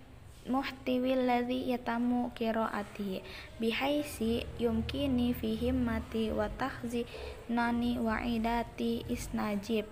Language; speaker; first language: Arabic; non-native, learner; Indonesian